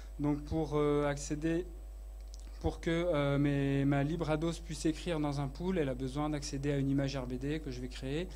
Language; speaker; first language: French; native; French